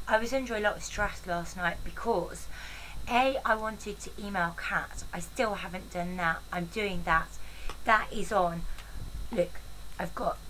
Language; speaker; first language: English; native; English